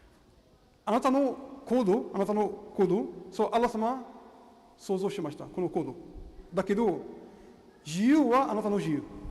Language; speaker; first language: Japanese; non-native, learner; Arabic